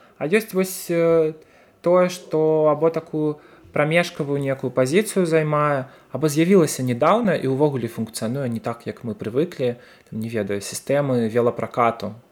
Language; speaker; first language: Belarusian; non-native, local second language; Russian